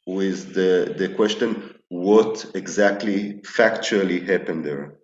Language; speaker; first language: English; non-native, fluent; Hebrew